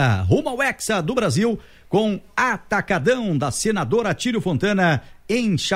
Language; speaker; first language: Portuguese; native; Portuguese